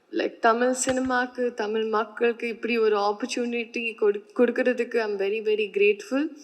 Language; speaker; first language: Tamil; non-native, learner; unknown